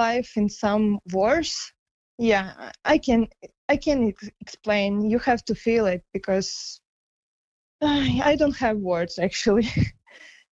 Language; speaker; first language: English; non-native, fluent; Ukrainian